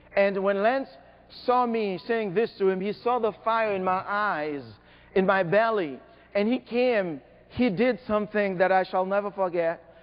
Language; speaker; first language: English; non-native, fluent; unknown